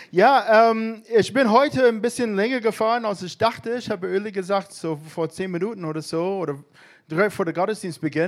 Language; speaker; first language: German; non-native, fluent; English